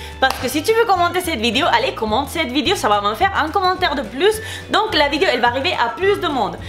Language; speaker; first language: French; non-native, fluent; Spanish